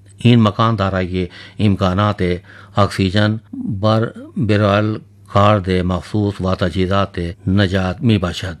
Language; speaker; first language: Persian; non-native, fluent; Urdu